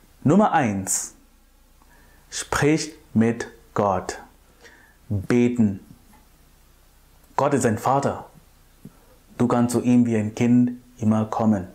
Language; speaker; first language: German; non-native, fluent; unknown